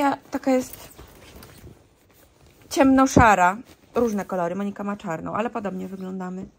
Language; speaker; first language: Polish; native; Polish